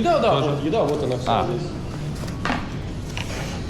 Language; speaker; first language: Russian; native; Russian